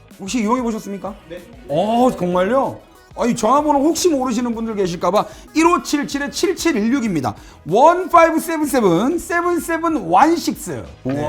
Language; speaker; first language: Korean; native; Korean